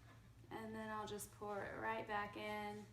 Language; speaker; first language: English; early bilingual, other home language; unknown